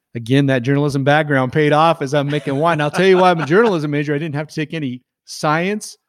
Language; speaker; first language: English; native; English